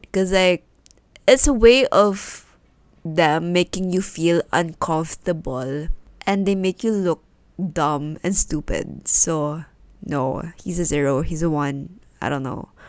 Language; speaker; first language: English; non-native, local second language; Filipino